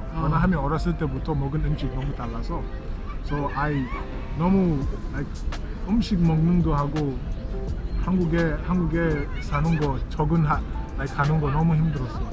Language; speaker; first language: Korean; non-native, learner; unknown